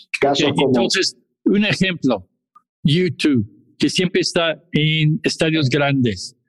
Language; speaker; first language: Spanish; non-native, fluent; English